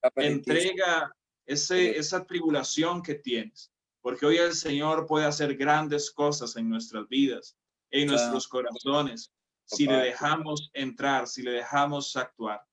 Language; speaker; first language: Spanish; native; Spanish